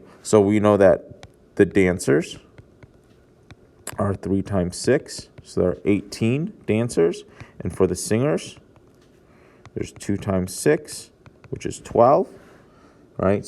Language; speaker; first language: English; native; English